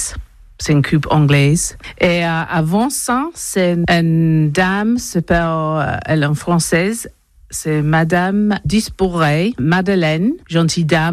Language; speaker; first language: French; non-native, learner; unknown